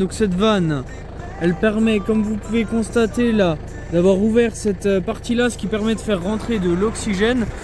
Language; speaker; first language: French; native; French